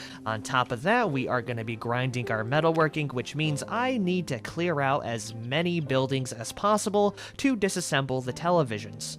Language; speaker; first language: English; native; English